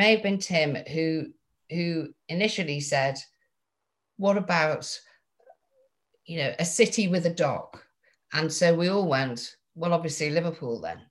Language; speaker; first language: English; native; English